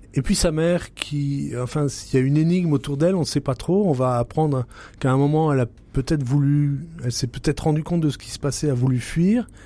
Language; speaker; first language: French; native; French